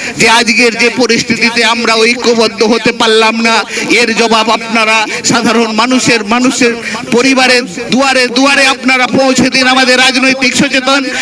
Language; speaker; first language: Bangla; non-native, local second language; Santali